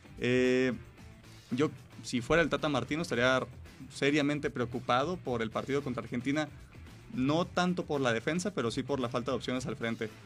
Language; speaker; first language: Spanish; native; Spanish